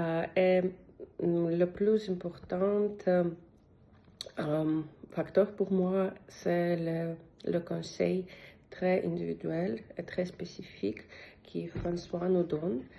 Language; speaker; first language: French; non-native, learner; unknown